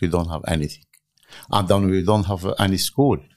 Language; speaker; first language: English; non-native, learner; Arabic